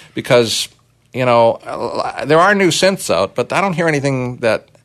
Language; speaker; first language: English; native; English